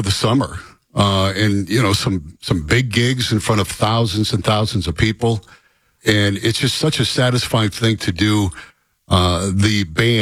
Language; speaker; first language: English; native; English